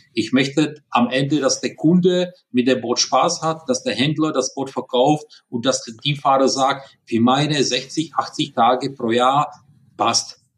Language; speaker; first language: German; non-native, fluent; Czech